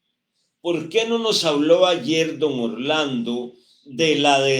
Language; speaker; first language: Spanish; native; Spanish